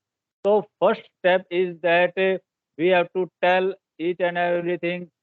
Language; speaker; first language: English; non-native, learner; Hindi